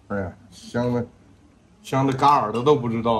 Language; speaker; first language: Chinese; native; Chinese